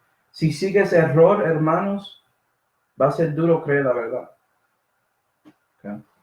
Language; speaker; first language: Spanish; non-native, fluent; English